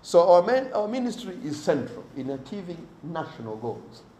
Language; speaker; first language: English; non-native, local second language; Swahili